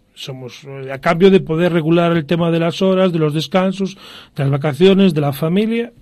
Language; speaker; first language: Spanish; non-native, local second language; Galician